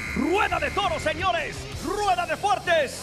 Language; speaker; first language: Spanish; native; Spanish